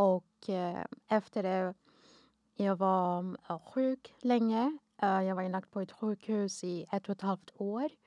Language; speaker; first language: Swedish; non-native, fluent; Arabic